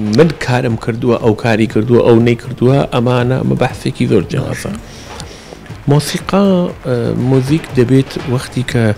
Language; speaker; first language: Central Kurdish; early bilingual, heritage; Central Kurdish